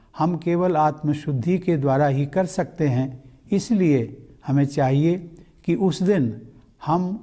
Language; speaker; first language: Hindi; native; Hindi